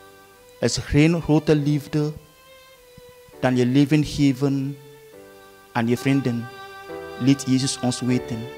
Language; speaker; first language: Dutch; non-native, fluent; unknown